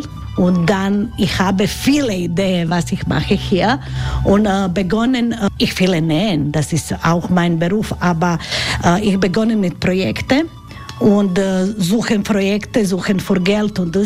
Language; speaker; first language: German; non-native, learner; Croatian